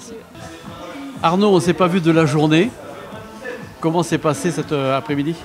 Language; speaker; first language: French; native; French